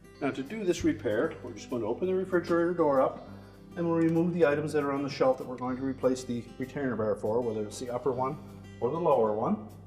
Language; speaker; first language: English; native; English